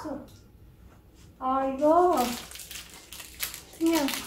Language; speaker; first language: Korean; non-native, fluent; Khmer